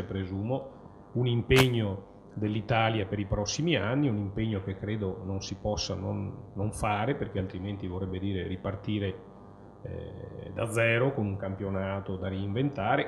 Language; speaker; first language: Italian; native; Italian